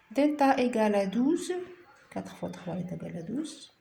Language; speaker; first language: French; non-native, local second language; Arabic